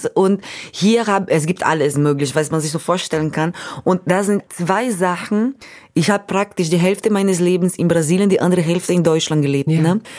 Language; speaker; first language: German; non-native, fluent; Portuguese